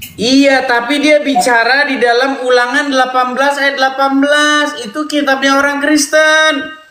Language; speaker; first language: Indonesian; non-native, local second language; Madurese